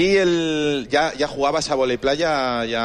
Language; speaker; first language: Spanish; native; Spanish